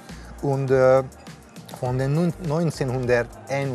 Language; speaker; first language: German; non-native, learner; Hungarian